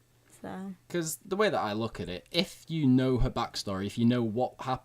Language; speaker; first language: English; native; English